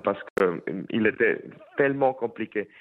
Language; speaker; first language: French; non-native, fluent; Spanish